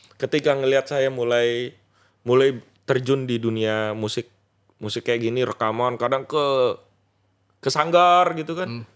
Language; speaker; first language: Indonesian; non-native, local second language; Sasak